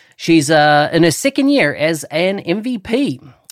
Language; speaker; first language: English; native; English